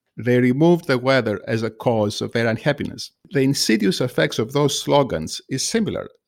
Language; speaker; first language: English; non-native, fluent; Greek